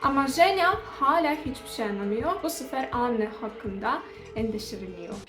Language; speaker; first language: Turkish; non-native, fluent; Russian